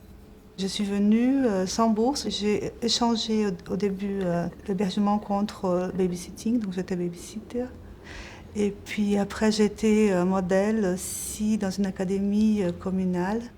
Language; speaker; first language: French; non-native, fluent; Portuguese